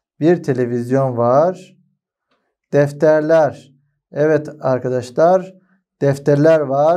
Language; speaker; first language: Turkish; non-native, fluent; Arabic